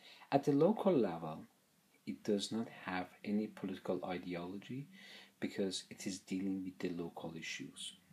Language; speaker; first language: English; non-native, fluent; Persian